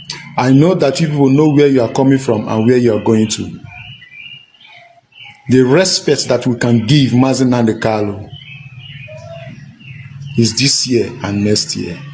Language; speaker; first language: Nigerian Pidgin; non-native, local second language; Igbo